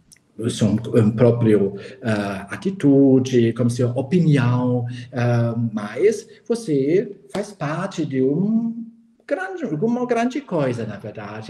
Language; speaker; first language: Portuguese; non-native, fluent; German